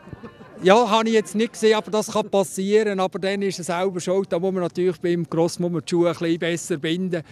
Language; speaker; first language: German; native; German